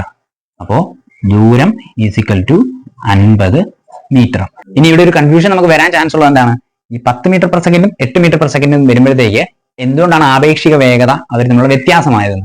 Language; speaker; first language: Malayalam; native; Malayalam